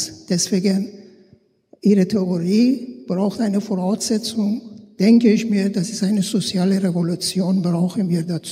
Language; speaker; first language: German; non-native, fluent; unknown